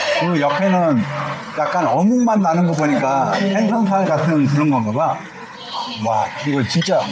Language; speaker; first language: Korean; native; Korean